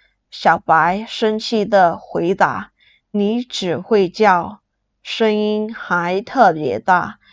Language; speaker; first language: Chinese; non-native, fluent; Burmese